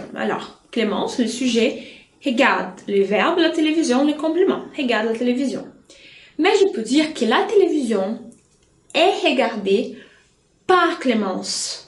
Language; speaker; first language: French; non-native, fluent; Portuguese